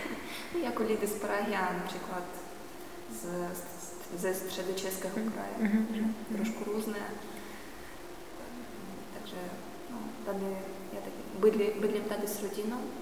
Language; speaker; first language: Czech; non-native, learner; Russian